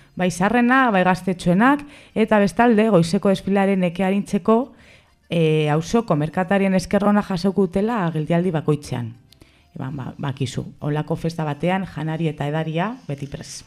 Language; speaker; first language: Basque; non-native, local second language; Spanish